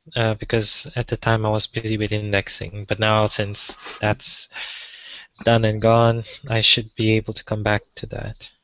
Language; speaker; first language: English; non-native, local second language; Chinese